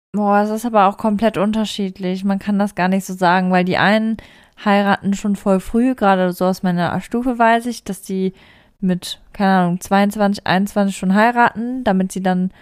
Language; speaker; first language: German; native; German